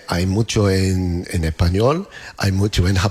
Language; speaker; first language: Spanish; non-native, learner; English